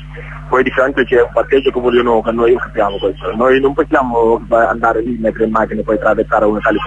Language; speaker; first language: Italian; non-native, fluent; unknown